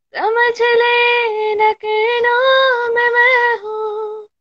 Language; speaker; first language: Hindi; native; Hindi